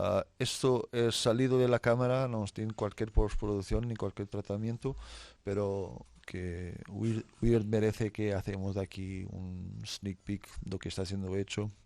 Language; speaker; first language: Spanish; non-native, fluent; Portuguese